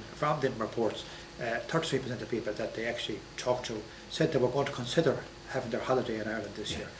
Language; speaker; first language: English; native; English